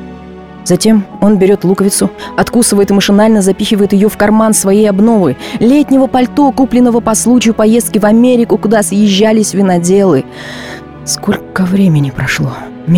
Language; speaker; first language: Russian; native; Russian